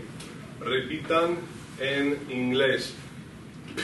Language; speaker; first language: Spanish; non-native, fluent; English